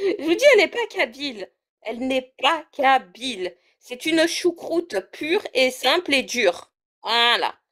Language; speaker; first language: French; early bilingual, other home language; Portuguese